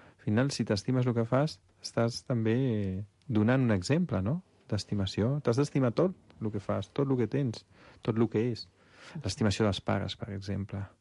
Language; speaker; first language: Catalan; non-native, fluent; Italian